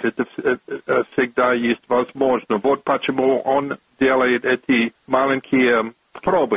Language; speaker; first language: Russian; non-native, fluent; English